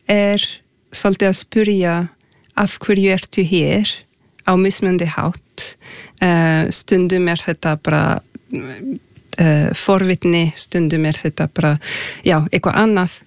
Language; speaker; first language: Icelandic; non-native, fluent; French